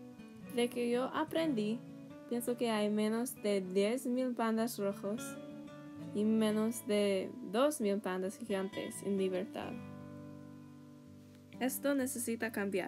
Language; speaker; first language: Spanish; non-native, learner; English